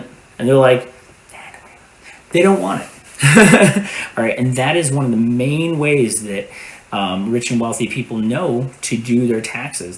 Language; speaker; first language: English; native; English